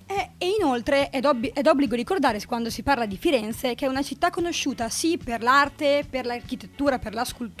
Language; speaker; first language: Italian; native; Italian